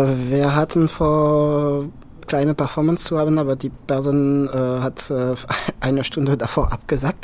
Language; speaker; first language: German; non-native, fluent; French